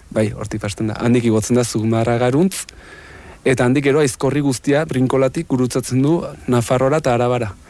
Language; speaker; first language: Basque; native; Basque